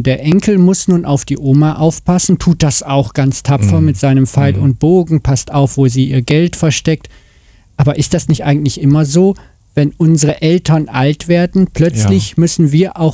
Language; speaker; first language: German; native; German